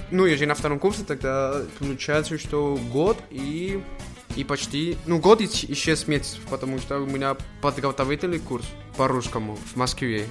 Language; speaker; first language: Russian; non-native, learner; Spanish